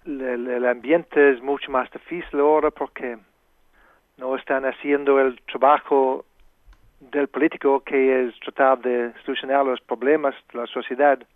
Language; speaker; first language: Spanish; non-native, fluent; English